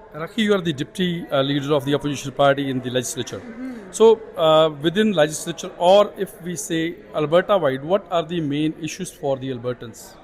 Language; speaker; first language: English; non-native, local second language; Punjabi